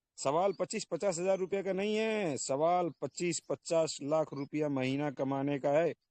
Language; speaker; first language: Hindi; native; Hindi